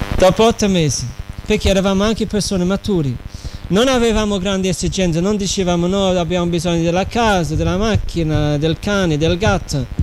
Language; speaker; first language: Italian; non-native, fluent; English